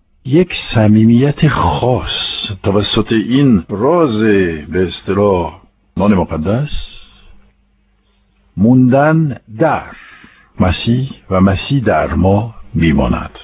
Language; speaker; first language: Persian; non-native, fluent; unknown